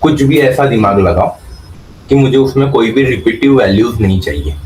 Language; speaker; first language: Hindi; non-native, local second language; Marathi